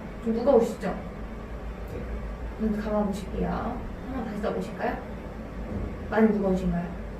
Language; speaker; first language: Korean; native; Korean